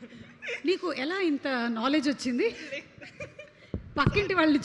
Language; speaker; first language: Telugu; native; Telugu